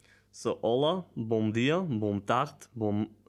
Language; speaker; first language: Portuguese; non-native, learner; German